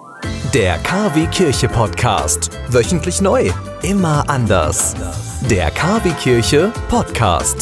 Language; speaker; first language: German; native; German